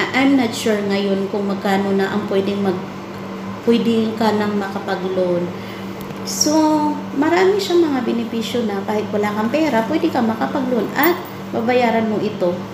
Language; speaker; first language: Filipino; non-native, local second language; Cebuano